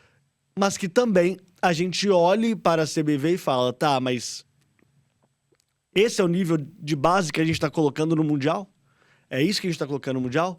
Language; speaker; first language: Portuguese; native; Portuguese